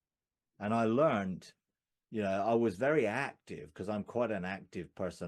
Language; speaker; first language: English; native; English